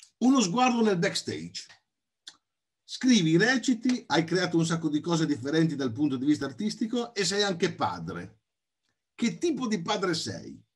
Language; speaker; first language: Italian; native; Italian